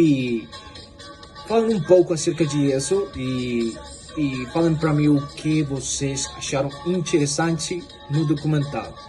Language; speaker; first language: Portuguese; non-native, fluent; Spanish